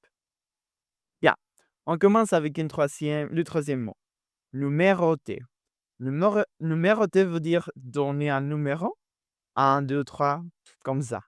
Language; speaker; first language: French; non-native, fluent; Spanish